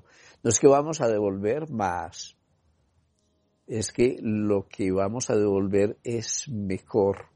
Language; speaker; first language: Spanish; native; Spanish